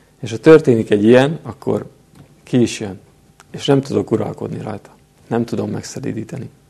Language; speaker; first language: Hungarian; native; Hungarian